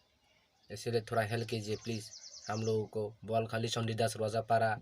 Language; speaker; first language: Hindi; non-native, local second language; Kok Borok